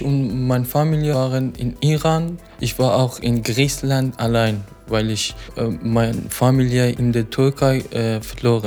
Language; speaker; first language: German; non-native, fluent; Persian